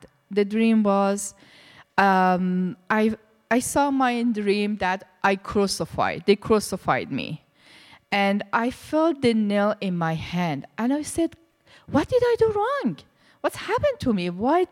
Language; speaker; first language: English; non-native, learner; Persian